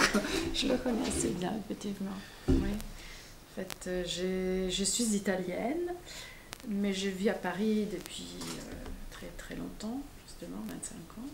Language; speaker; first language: French; non-native, fluent; Italian